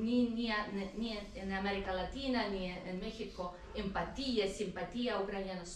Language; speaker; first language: Spanish; non-native, fluent; Ukrainian